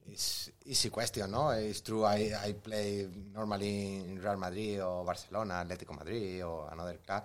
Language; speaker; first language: English; non-native, learner; Spanish